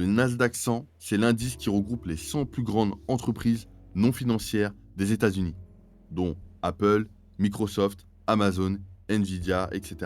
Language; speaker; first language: French; native; French